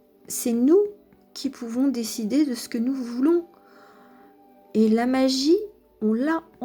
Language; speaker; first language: French; native; French